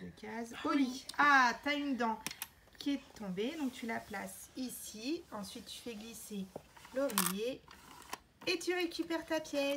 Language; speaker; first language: French; native; French